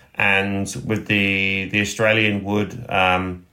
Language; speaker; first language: English; native; English